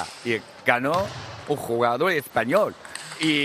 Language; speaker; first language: Spanish; non-native, learner; Chinese